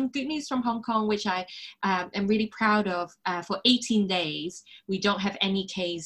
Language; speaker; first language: English; non-native, local second language; Cantonese